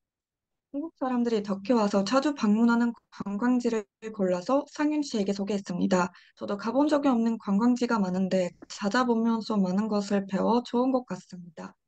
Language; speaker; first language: Korean; non-native, fluent; Turkish